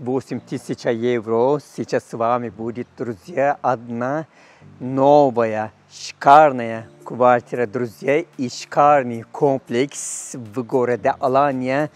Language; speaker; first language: Russian; non-native, fluent; Turkish